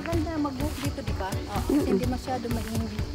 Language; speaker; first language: Filipino; non-native, local second language; Cebuano